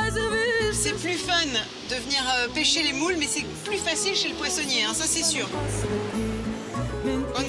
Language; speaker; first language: French; native; French